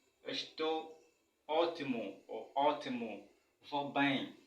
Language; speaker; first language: Portuguese; non-native, fluent; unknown